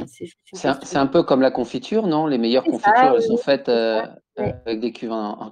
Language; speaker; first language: French; native; French